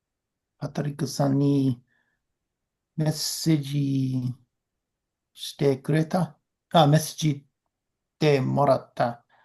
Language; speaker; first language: Japanese; non-native, learner; English